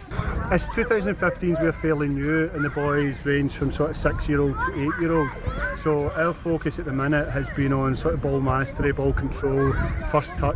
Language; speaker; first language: English; native; English